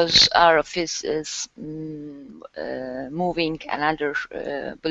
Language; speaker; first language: English; non-native, learner; Turkish